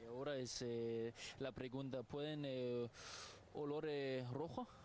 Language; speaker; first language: Spanish; non-native, learner; Portuguese